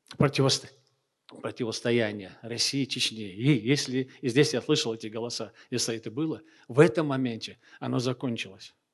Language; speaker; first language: Russian; non-native, local second language; Chechen